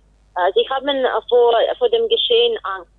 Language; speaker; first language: German; non-native, fluent; Russian